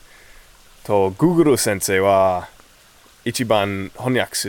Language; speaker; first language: Japanese; non-native, learner; English